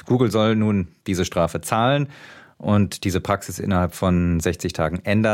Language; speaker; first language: German; native; German